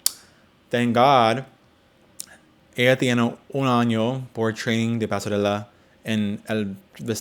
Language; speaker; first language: Spanish; non-native, learner; English